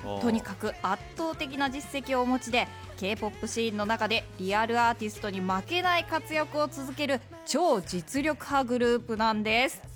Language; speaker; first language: Japanese; native; Japanese